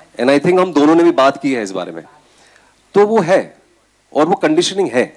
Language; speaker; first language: Hindi; native; Hindi